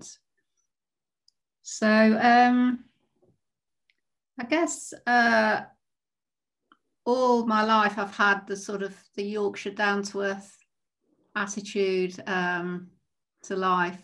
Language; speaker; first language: English; native; English